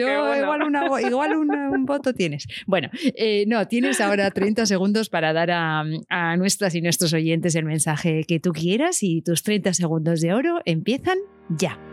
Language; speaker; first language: Spanish; native; Spanish